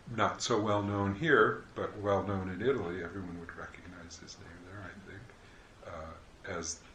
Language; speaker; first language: English; native; English